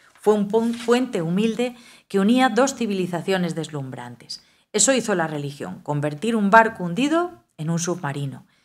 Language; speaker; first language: Spanish; native; Spanish